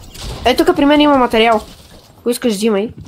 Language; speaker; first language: Bulgarian; native; Bulgarian